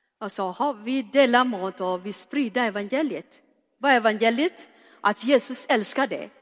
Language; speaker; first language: Swedish; non-native, fluent; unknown